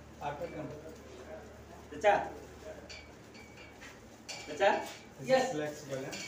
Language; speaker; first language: English; non-native, learner; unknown